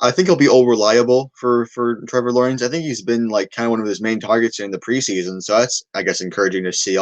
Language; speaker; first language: English; native; English